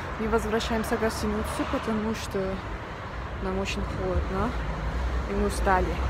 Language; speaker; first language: Russian; non-native, learner; Turkish